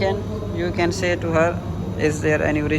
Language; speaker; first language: English; non-native, learner; Urdu